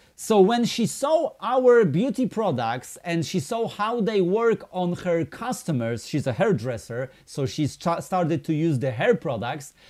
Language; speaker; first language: English; non-native, fluent; Polish